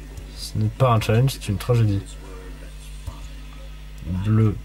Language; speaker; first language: French; native; French